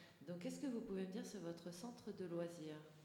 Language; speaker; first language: French; native; French